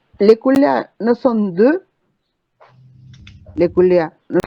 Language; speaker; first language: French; non-native, learner; Spanish